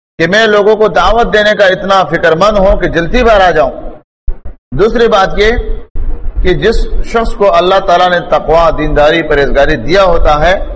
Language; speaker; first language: Urdu; non-native, local second language; Pashto